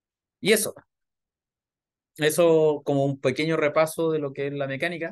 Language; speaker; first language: Spanish; native; Spanish